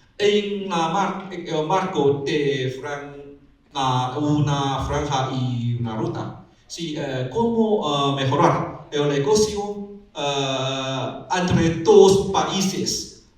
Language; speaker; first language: Spanish; non-native, learner; Chinese